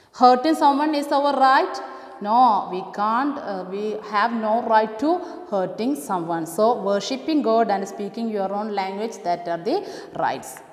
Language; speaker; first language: English; non-native, local second language; Malayalam